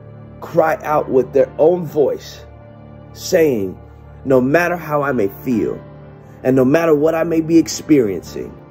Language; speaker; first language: English; native; English